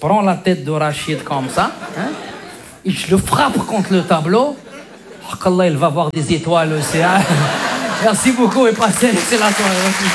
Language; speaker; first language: French; early bilingual, other home language; Arabic